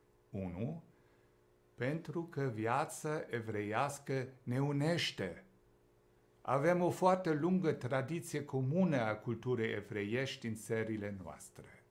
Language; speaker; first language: Romanian; non-native, fluent; German